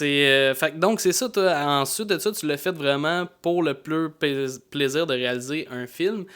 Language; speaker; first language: French; native; French